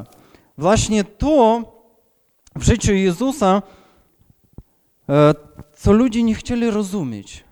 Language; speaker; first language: Polish; non-native, fluent; Ukrainian